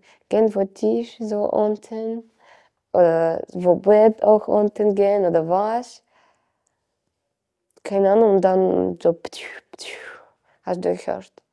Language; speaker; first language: German; non-native, learner; Ukrainian